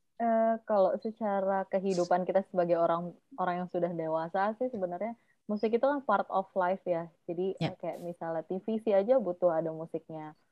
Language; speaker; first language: Indonesian; native; Indonesian